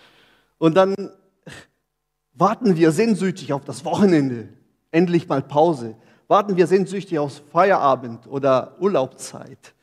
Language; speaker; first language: German; non-native, fluent; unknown